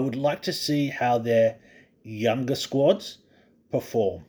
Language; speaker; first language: English; native; English